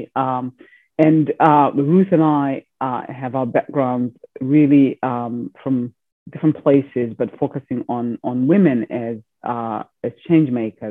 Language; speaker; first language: English; non-native, local second language; Shona